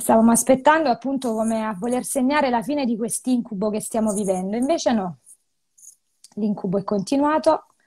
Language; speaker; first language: Italian; native; Italian